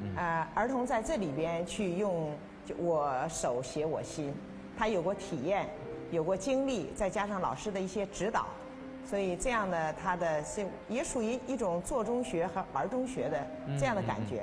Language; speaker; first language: Chinese; native; Chinese